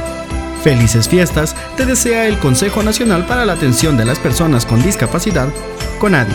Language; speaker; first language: Spanish; native; Spanish